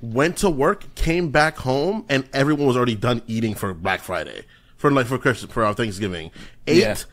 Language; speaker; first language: English; native; English